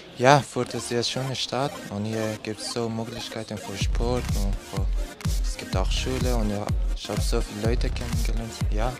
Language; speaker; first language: German; non-native, learner; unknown